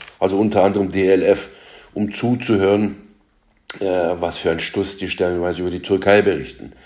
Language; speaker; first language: German; early bilingual, other home language; Turkish